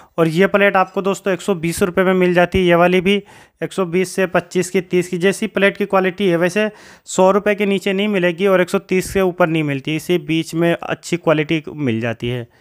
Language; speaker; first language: Hindi; native; Hindi